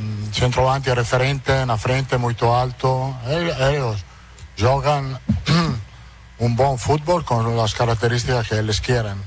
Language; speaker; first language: Portuguese; non-native, fluent; Italian